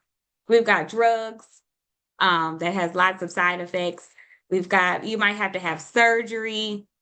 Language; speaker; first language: English; native; English